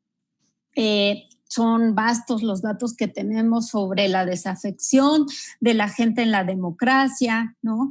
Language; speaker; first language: Spanish; native; Spanish